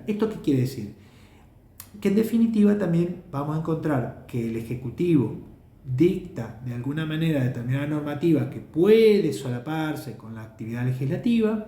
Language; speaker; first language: Spanish; native; Spanish